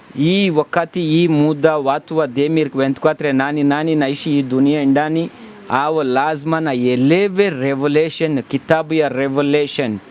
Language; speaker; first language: Swahili; non-native, learner; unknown